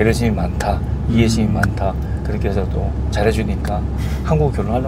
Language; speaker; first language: Korean; native; Korean